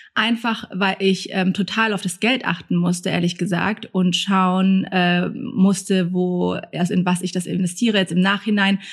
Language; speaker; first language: German; early bilingual, other home language; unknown